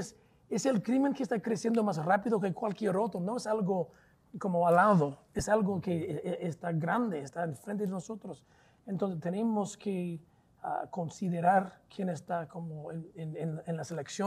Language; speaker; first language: Spanish; non-native, fluent; English